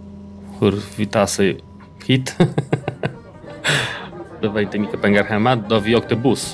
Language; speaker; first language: Swedish; non-native, learner; Polish